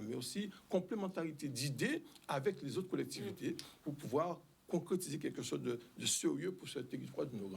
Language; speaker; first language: French; native; French